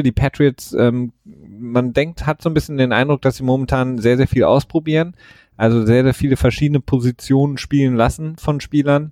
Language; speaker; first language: German; native; German